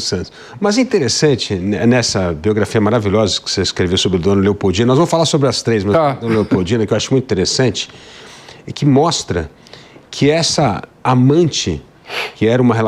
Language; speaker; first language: Portuguese; native; Portuguese